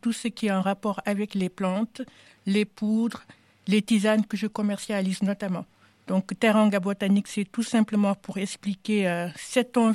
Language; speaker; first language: French; non-native, local second language; Wolof